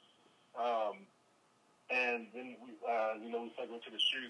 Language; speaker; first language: English; non-native, local second language; Igbo